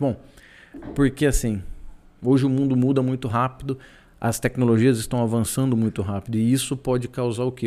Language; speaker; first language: Portuguese; native; Portuguese